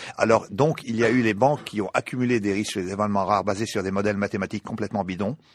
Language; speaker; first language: French; non-native, local second language; Arabic